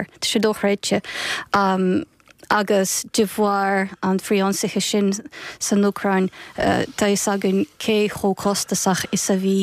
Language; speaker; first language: Irish; non-native, fluent; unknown